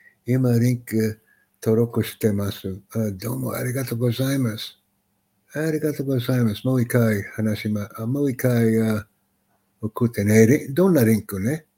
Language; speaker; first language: Japanese; non-native, learner; English